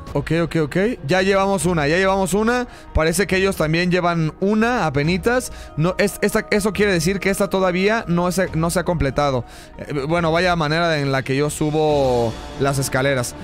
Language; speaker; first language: Spanish; native; Spanish